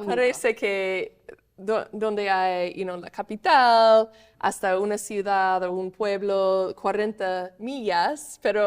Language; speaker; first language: Spanish; non-native, fluent; English